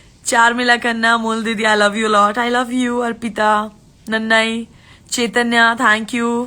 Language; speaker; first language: Telugu; non-native, learner; Gujarati